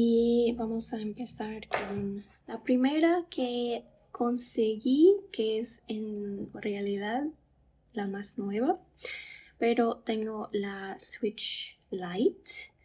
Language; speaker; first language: Spanish; non-native, fluent; English